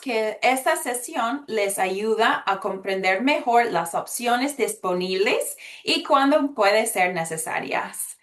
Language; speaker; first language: Spanish; early bilingual, heritage; Spanish